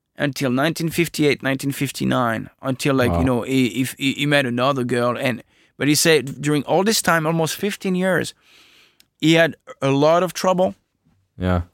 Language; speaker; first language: English; non-native, fluent; French